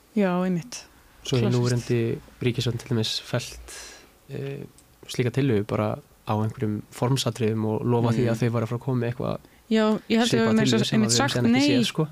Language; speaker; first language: Icelandic; native; Icelandic